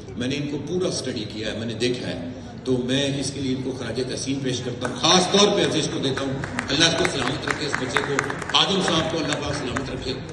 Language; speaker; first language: Urdu; early bilingual, heritage; Urdu